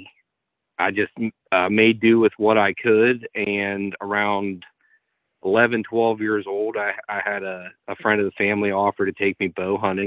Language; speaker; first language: English; native; English